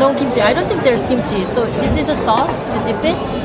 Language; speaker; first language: English; non-native, fluent; Korean